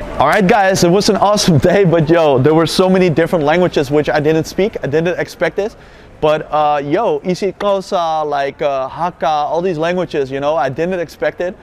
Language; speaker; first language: English; non-native, fluent; Dutch